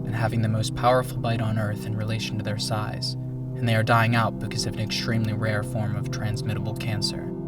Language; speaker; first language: English; native; English